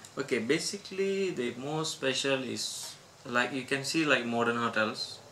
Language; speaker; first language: English; non-native, local second language; Tamil